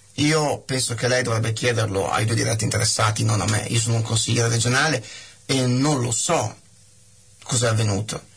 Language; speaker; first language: Italian; native; Italian